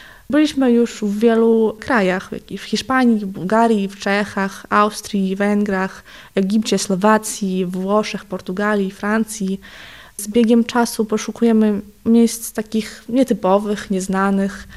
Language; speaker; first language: Polish; non-native, fluent; Ukrainian